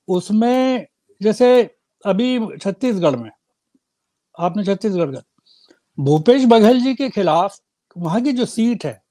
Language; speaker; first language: Hindi; native; Hindi